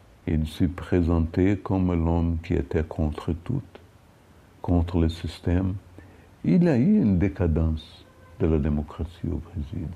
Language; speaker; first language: French; non-native, fluent; Portuguese